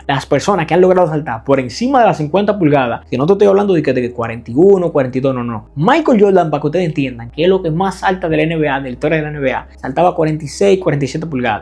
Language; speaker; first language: Spanish; native; Spanish